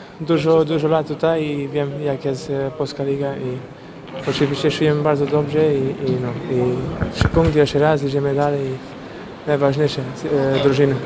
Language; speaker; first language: Polish; non-native, fluent; Portuguese